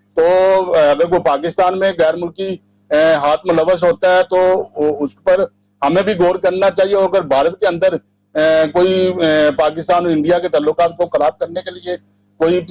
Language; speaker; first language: Urdu; non-native, local second language; Punjabi